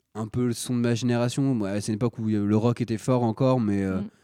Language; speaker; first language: French; native; French